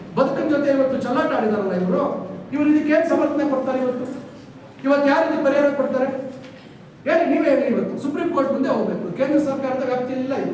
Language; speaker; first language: Kannada; native; Kannada